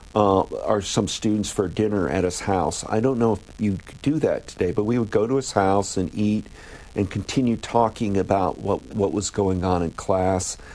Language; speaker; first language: English; native; English